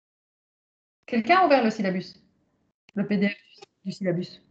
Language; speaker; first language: French; native; French